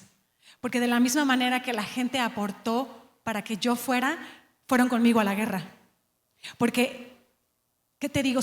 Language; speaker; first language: Spanish; native; Spanish